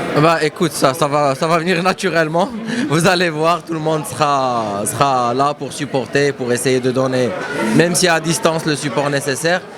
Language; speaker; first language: French; non-native, local second language; Arabic